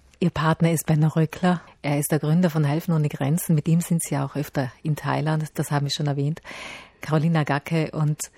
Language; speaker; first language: German; native; German